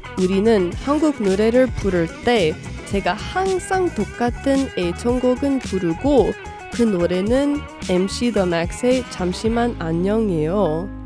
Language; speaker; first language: Korean; non-native, fluent; English